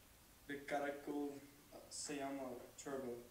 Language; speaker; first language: Spanish; non-native, learner; English